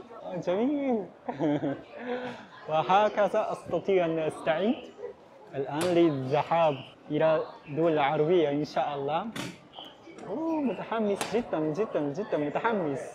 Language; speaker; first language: Arabic; non-native, fluent; Japanese